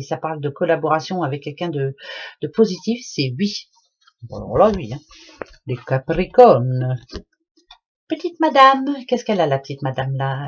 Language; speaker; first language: French; native; French